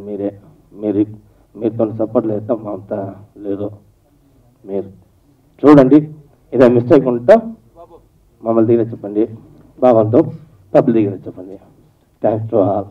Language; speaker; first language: Telugu; non-native, learner; Tamil